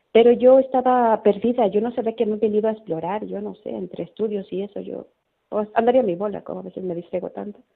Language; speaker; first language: Spanish; native; Spanish